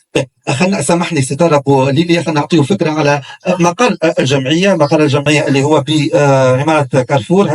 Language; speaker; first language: Arabic; native; Arabic